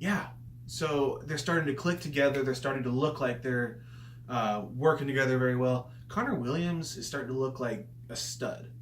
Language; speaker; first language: English; native; English